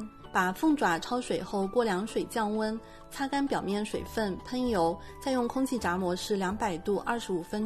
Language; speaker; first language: Chinese; native; Chinese